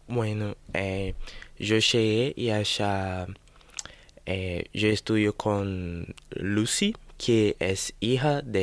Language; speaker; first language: Spanish; non-native, learner; Portuguese